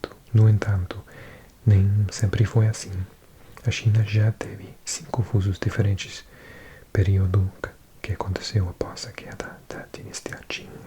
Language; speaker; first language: Portuguese; non-native, learner; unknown